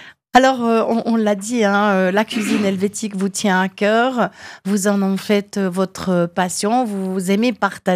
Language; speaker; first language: French; native; French